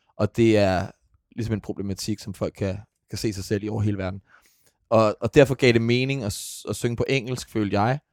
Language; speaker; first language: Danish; native; Danish